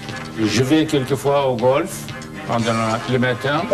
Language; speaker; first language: French; non-native, fluent; English